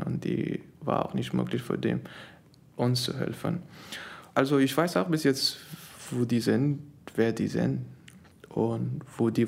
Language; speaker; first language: German; non-native, learner; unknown